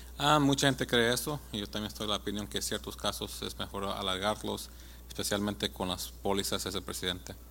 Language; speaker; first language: Spanish; early bilingual, heritage; Spanish